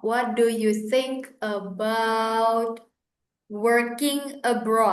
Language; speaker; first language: English; non-native, fluent; Indonesian